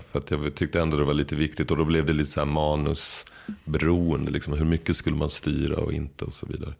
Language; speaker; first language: Swedish; native; Swedish